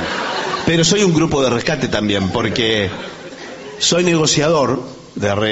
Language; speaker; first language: Spanish; native; Spanish